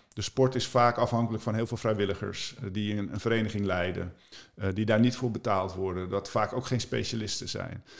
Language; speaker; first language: Dutch; native; Dutch